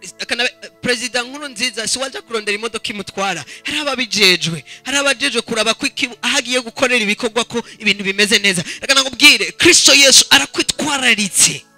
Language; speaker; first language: Rundi; native; Rundi